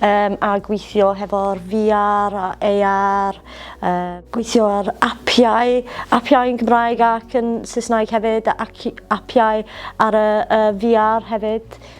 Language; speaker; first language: Welsh; non-native, local second language; English